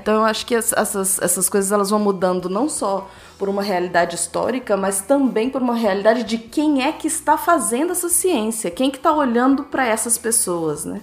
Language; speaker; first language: Portuguese; native; Portuguese